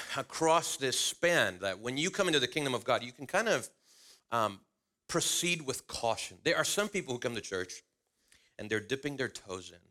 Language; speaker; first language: English; early bilingual, other home language; Spanish